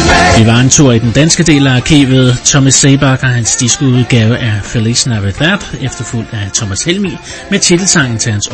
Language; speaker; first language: Danish; native; Danish